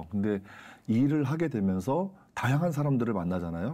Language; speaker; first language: Korean; native; Korean